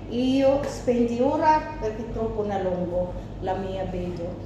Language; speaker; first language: Italian; non-native, learner; Filipino